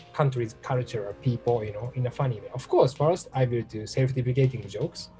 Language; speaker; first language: English; non-native, learner; Japanese